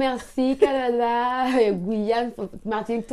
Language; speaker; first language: French; non-native, learner; Spanish